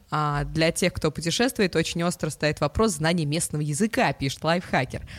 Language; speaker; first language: Russian; native; Russian